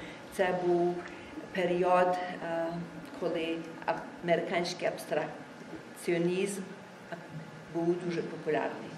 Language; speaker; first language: Ukrainian; early bilingual, heritage; Ukrainian